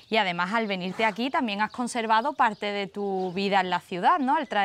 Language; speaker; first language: Spanish; native; Spanish